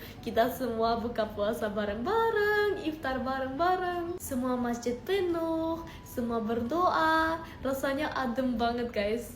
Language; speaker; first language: Indonesian; non-native, fluent; German